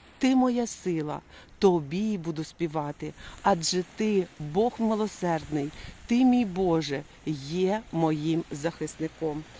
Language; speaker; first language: Ukrainian; non-native, local second language; Russian